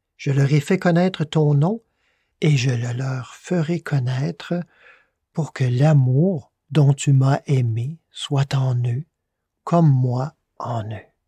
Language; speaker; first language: French; native; French